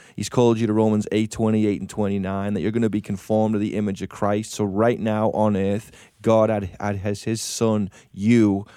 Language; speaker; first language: English; native; English